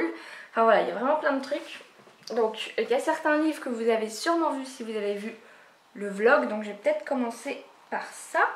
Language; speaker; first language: French; native; French